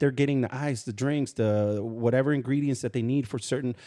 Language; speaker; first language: English; early bilingual, other home language; Spanish